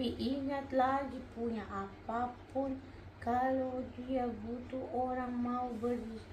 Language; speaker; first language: Indonesian; non-native, learner; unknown